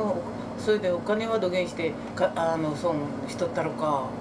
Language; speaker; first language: Japanese; native; Japanese